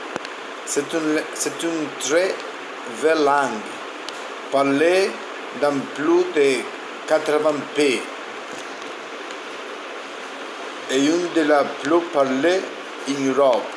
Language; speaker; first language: French; non-native, learner; Spanish